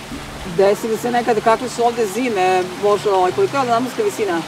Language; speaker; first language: Croatian; native; Croatian